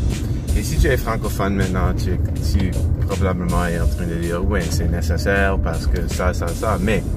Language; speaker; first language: French; non-native, learner; English